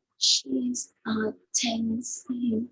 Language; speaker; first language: English; non-native, learner; Vietnamese